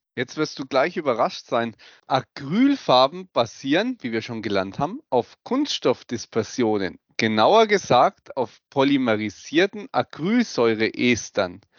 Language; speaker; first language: German; native; German